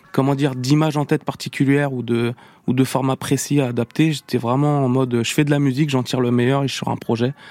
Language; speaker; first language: French; native; French